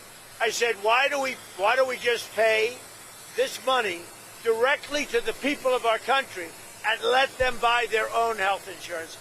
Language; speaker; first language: English; native; English